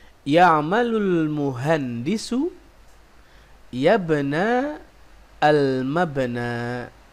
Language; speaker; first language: Arabic; non-native, fluent; Indonesian